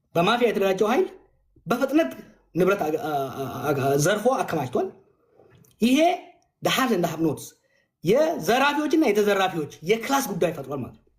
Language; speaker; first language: Amharic; non-native, local second language; Oromo